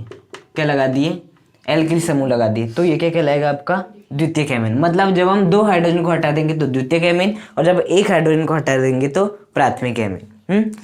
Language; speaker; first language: Hindi; native; Hindi